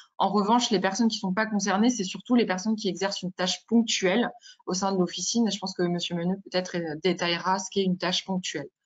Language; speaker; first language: French; native; French